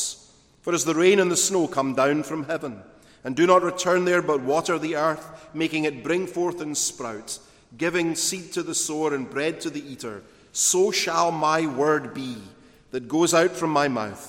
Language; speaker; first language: English; native; English